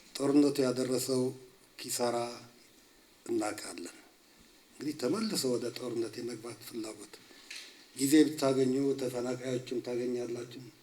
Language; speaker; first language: Amharic; non-native, local second language; Tigrinya